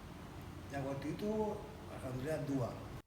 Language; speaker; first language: Indonesian; non-native, fluent; Spanish